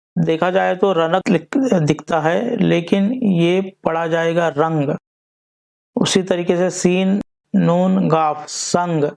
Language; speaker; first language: Urdu; native; Urdu